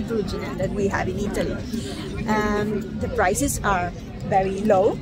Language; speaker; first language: English; non-native, fluent; Italian